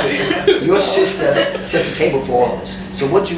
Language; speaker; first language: English; native; English